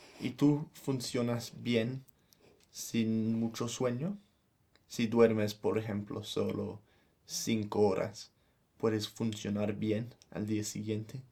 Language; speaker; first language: Spanish; non-native, fluent; English